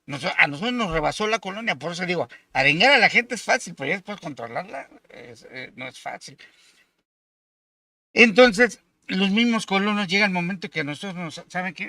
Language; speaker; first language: Spanish; native; Spanish